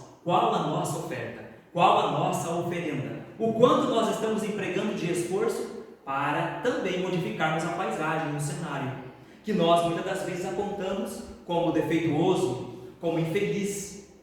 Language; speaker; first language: Portuguese; native; Portuguese